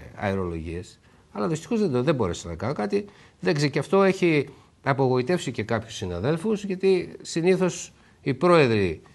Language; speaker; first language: Greek; native; Greek